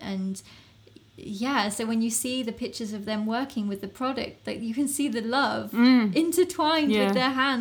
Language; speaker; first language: English; native; English